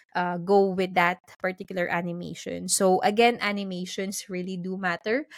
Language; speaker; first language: English; non-native, local second language; Filipino